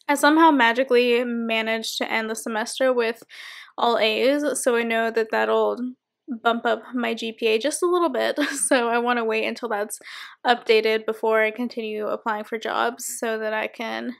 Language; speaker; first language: English; native; English